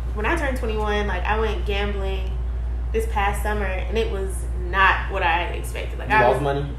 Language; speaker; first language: English; native; English